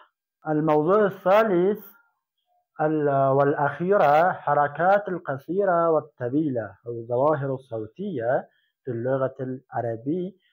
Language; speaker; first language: Arabic; non-native, fluent; Persian